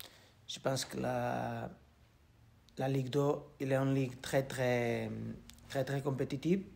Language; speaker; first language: French; non-native, learner; Portuguese